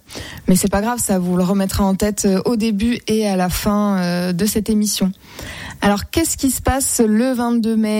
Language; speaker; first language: French; native; French